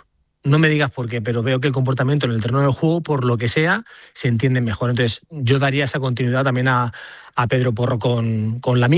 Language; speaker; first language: Spanish; native; Spanish